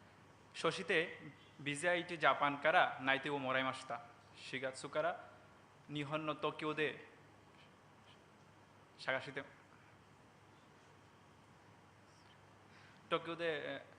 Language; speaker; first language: Japanese; non-native, learner; Bangla